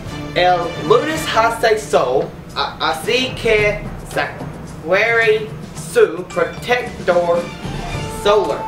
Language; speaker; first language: Spanish; non-native, learner; English